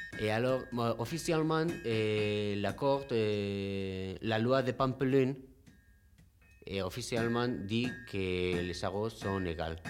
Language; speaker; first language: French; non-native, fluent; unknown